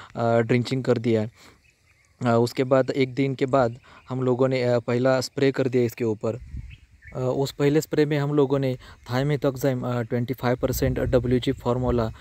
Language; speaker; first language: Hindi; native; Hindi